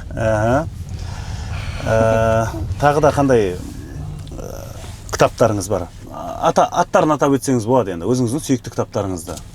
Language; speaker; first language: Kazakh; native; Kazakh